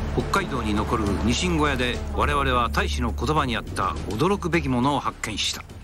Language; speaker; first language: Japanese; native; Japanese